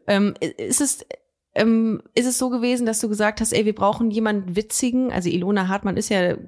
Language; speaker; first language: German; native; German